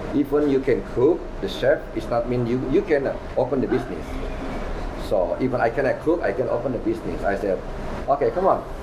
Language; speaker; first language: English; non-native, learner; Indonesian